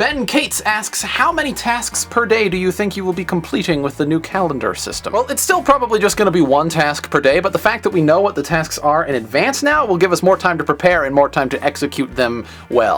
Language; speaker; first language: English; native; English